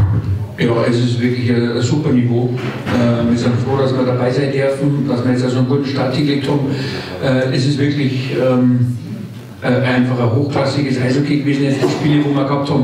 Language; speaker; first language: German; native; German